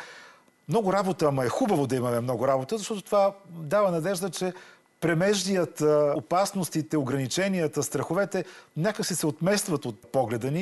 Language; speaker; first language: Bulgarian; native; Bulgarian